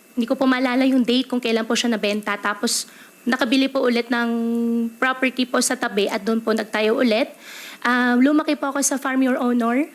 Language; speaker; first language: Filipino; native; Filipino